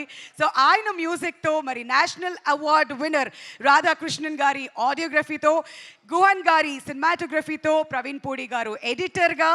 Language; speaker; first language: Telugu; native; Telugu